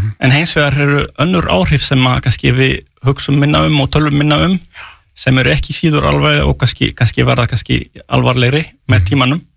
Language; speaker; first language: Icelandic; non-native, fluent; French